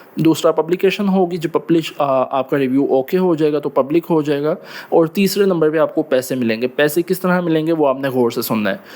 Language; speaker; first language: Urdu; non-native, local second language; Punjabi